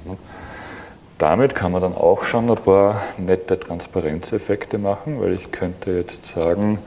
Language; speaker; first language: German; native; German